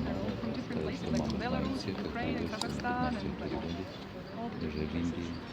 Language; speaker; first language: English; non-native, fluent; Russian